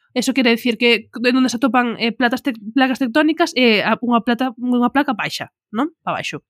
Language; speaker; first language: Galician; non-native, local second language; Spanish